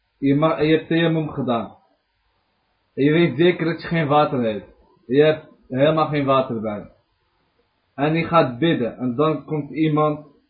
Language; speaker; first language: Dutch; early bilingual, other home language; Arabic